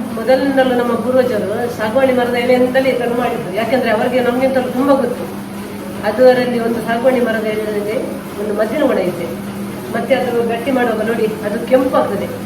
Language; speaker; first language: Kannada; non-native, local second language; Konkani